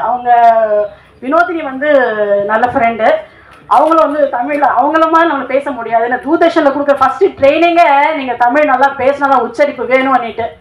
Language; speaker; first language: Tamil; non-native, local second language; Telugu